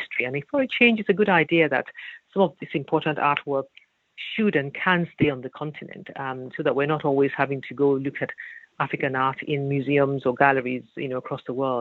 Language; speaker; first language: English; non-native, local second language; Yoruba